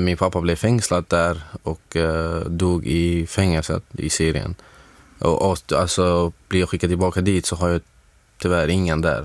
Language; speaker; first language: Swedish; non-native, fluent; Arabic